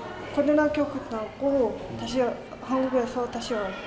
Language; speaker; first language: Korean; non-native, learner; Russian